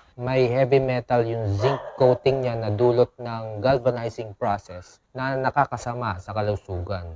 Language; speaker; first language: Filipino; native; Filipino